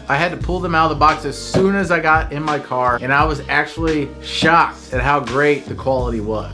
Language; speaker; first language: English; native; English